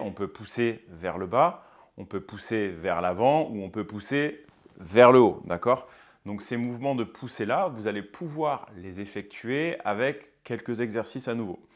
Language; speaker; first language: French; native; French